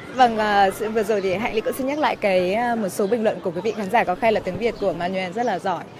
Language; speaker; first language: Vietnamese; native; Vietnamese